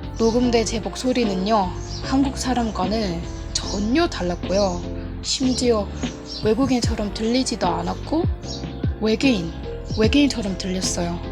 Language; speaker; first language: Korean; non-native, fluent; Burmese